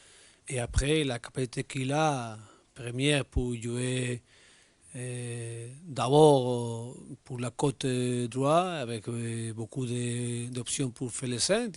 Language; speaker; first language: French; non-native, learner; Spanish